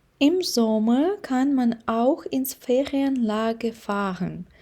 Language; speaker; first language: German; non-native, fluent; Ukrainian